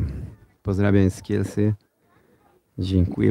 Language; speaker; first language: Polish; non-native, learner; Spanish